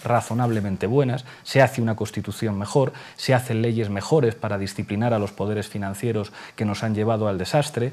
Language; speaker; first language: Spanish; native; Spanish